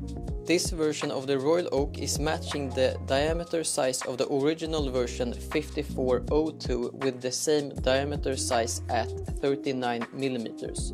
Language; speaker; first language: English; non-native, fluent; Swedish